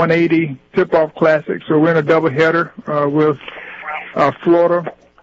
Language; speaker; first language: English; native; English